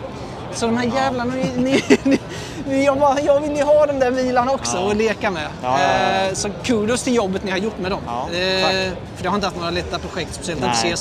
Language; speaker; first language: Swedish; native; Swedish